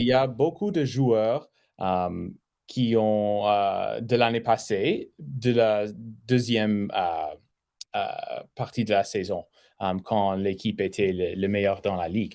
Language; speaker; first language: French; non-native, fluent; English